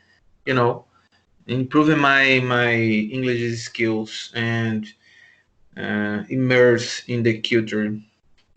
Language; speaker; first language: English; non-native, learner; Portuguese